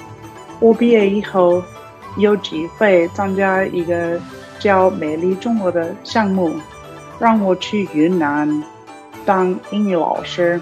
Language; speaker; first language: Chinese; non-native, learner; English